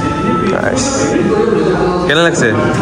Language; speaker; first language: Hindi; non-native, local second language; Assamese